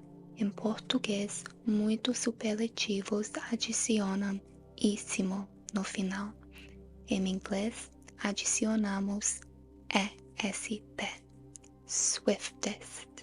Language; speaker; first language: Portuguese; non-native, fluent; English